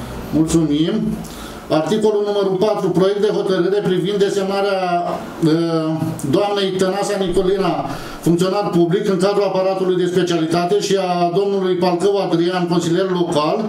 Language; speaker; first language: Romanian; native; Romanian